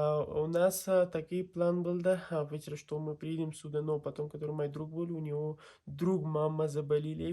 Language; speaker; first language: Russian; non-native, learner; Kyrgyz